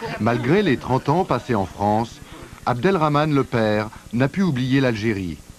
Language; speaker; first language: French; native; French